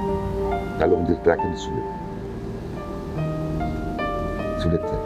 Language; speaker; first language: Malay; non-native, local second language; Balinese